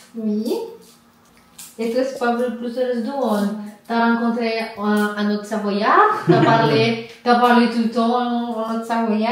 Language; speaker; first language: French; non-native, learner; Indonesian